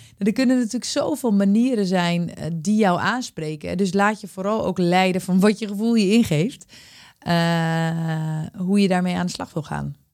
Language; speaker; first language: Dutch; native; Dutch